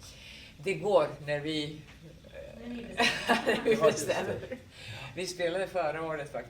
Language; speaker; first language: Swedish; non-native, fluent; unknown